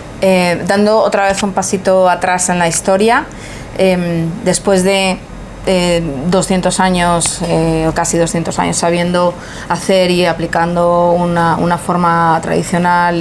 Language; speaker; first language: Spanish; native; Spanish